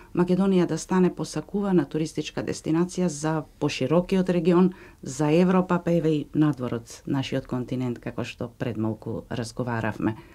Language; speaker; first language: Macedonian; native; Macedonian